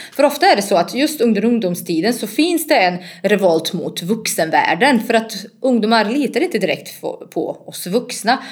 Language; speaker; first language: Swedish; non-native, fluent; Bosnian